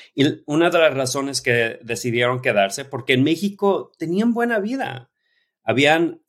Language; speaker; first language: Spanish; early bilingual, heritage; Spanish